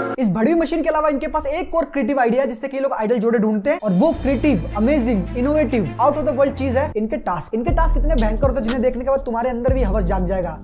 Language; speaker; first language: Hindi; native; Hindi